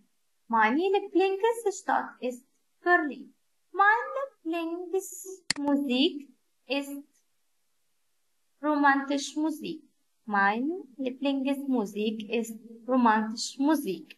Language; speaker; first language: German; non-native, learner; Arabic